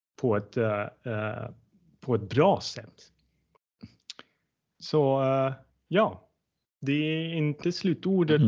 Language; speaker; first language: Swedish; non-native, fluent; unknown